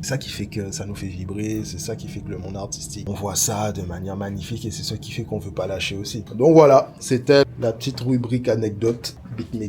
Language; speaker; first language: French; native; French